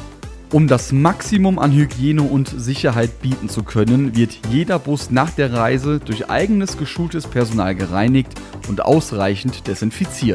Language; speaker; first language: German; native; German